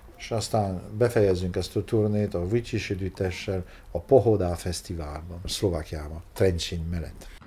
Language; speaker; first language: Hungarian; non-native, fluent; French